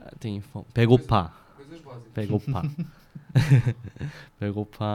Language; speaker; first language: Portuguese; non-native, fluent; Korean